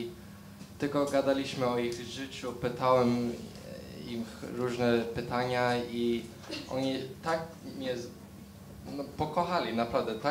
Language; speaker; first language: Polish; early bilingual, heritage; Polish